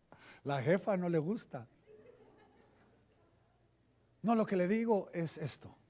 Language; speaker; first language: Spanish; native; Spanish